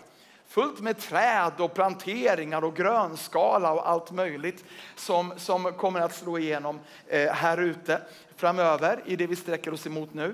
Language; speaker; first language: Swedish; native; Swedish